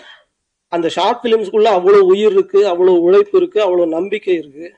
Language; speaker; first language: Tamil; native; Tamil